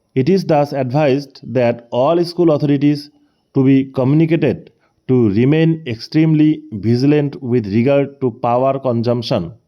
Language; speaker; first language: English; non-native, local second language; Bangla